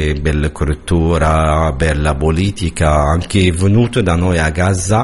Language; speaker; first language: Italian; non-native, learner; Arabic